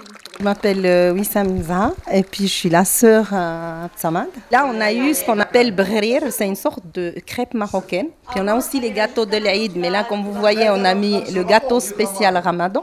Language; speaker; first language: French; non-native, local second language; Arabic